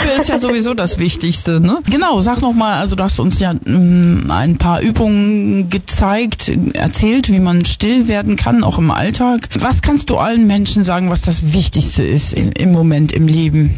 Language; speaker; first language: German; native; German